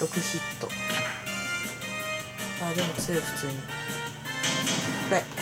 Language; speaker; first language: Japanese; native; Japanese